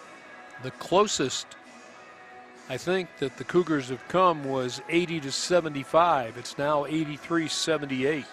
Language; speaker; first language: English; native; English